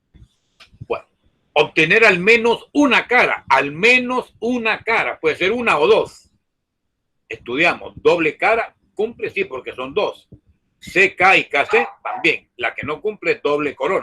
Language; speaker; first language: Spanish; native; Spanish